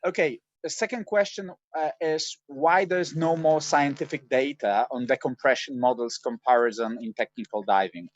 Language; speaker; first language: English; non-native, fluent; Polish